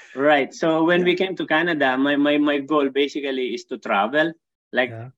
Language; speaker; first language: English; non-native, local second language; Filipino